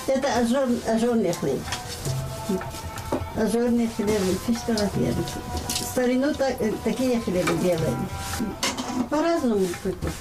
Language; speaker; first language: Russian; non-native, local second language; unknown